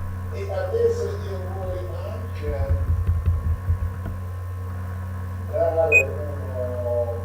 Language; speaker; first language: Italian; non-native, learner; Russian